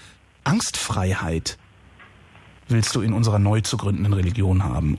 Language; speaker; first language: German; native; German